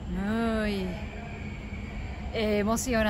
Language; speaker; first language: Spanish; non-native, learner; Japanese